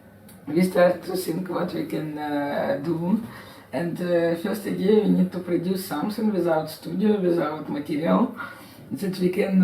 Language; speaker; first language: English; non-native, learner; Ukrainian